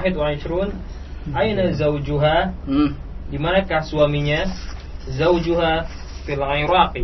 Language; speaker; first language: Arabic; non-native, learner; Indonesian